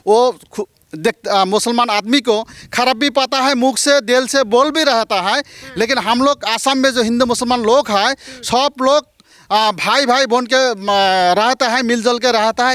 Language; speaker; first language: Hindi; non-native, local second language; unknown